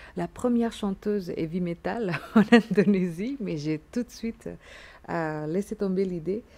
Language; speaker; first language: French; non-native, fluent; Indonesian